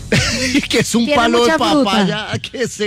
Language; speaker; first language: Spanish; native; Spanish